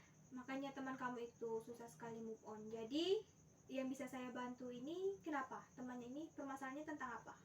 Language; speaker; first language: Indonesian; native; Indonesian